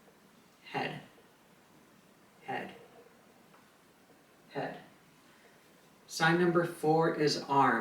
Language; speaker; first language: English; native; English